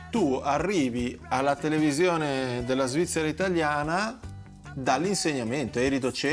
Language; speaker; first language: Italian; native; Italian